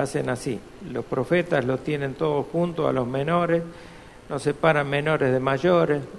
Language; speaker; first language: Spanish; native; Spanish